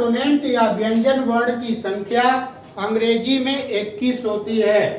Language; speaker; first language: Hindi; native; Hindi